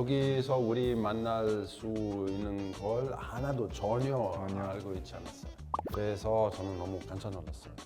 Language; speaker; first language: Korean; non-native, fluent; Italian